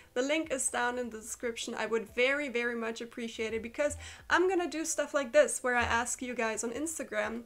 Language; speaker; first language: English; non-native, fluent; German